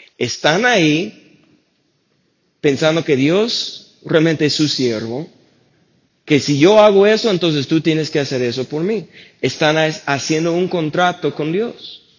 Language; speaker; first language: Spanish; non-native, fluent; English